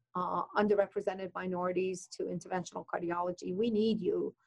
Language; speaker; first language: English; non-native, fluent; Persian